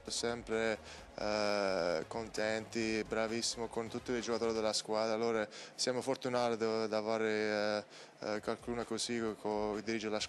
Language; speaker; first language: Italian; early bilingual, heritage; English